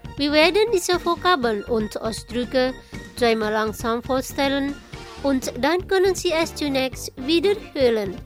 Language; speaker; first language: German; non-native, fluent; Indonesian